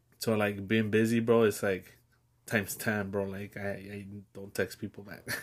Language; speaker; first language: English; early bilingual, other home language; Spanish